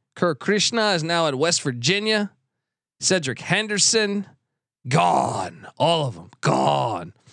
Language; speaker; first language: English; native; English